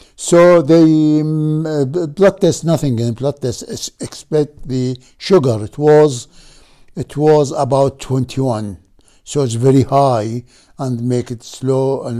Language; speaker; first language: English; non-native, fluent; Arabic